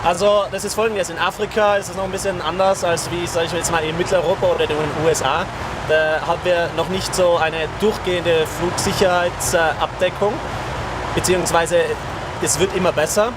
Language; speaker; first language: German; native; German